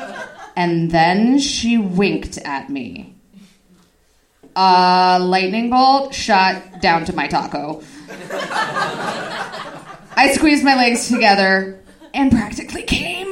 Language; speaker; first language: English; native; English